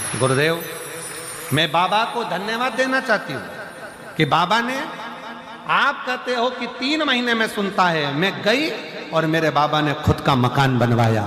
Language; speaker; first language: Hindi; native; Hindi